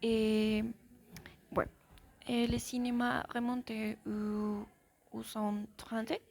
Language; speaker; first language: French; non-native, learner; Spanish